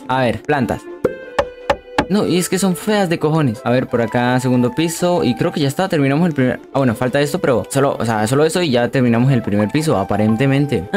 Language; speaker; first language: Spanish; native; Spanish